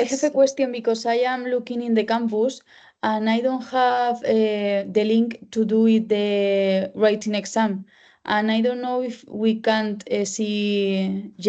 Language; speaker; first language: English; non-native, learner; Spanish